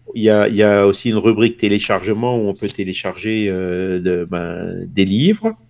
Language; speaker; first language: French; native; French